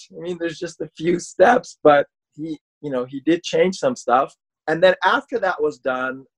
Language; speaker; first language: English; non-native, fluent; Persian